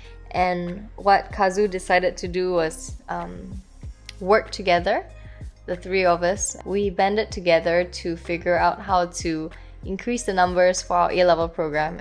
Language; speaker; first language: English; native; English